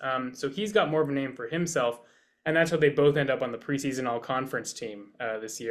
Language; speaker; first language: English; native; English